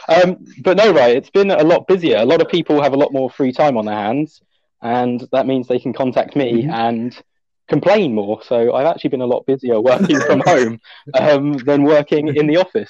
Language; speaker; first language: English; native; English